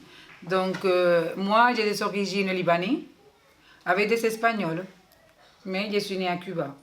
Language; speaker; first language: French; non-native, fluent; Spanish